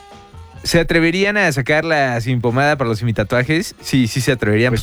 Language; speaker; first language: Spanish; native; Spanish